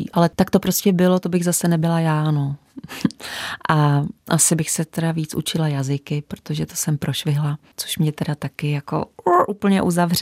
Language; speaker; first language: Czech; native; Czech